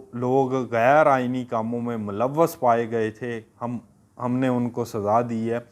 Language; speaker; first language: Urdu; non-native, local second language; Punjabi